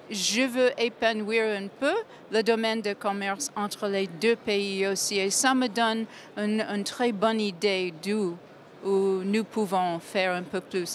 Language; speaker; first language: French; non-native, fluent; English